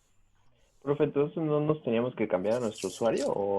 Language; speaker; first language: Spanish; native; Spanish